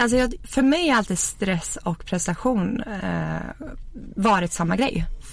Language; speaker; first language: Swedish; native; Swedish